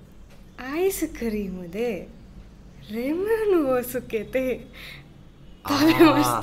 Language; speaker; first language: Japanese; non-native, learner; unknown